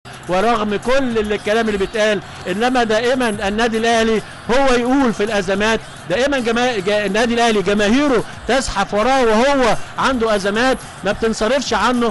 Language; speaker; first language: Arabic; native; Arabic